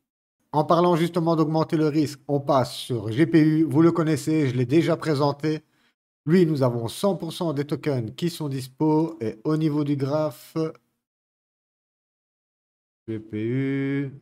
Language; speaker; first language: French; native; French